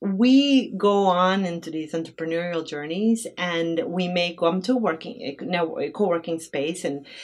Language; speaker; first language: English; non-native, fluent; Bosnian